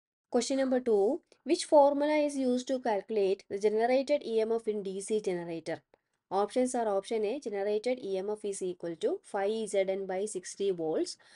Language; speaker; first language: English; non-native, local second language; Malayalam